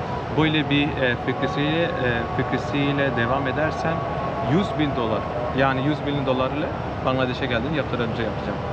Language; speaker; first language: Turkish; non-native, fluent; Bangla